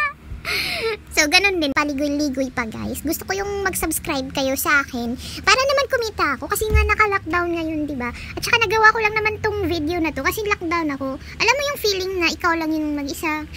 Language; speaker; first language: Filipino; non-native, local second language; Cebuano